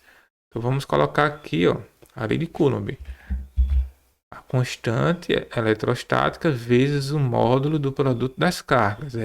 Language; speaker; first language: Portuguese; native; Portuguese